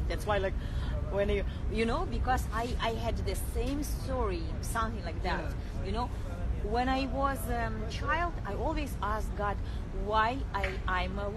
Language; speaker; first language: English; non-native, learner; Russian